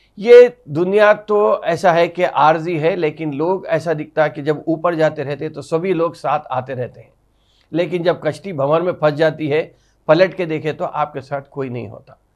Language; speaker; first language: Hindi; non-native, local second language; Urdu